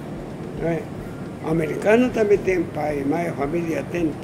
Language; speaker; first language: Portuguese; non-native, learner; Japanese